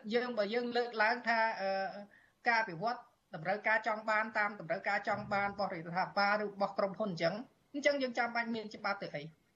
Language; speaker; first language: Khmer; native; Khmer